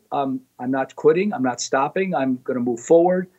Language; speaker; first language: English; native; English